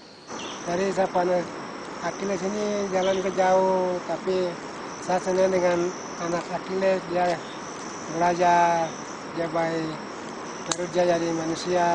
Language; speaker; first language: Indonesian; non-native, local second language; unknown